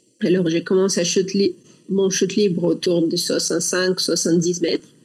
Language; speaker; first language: French; non-native, learner; Russian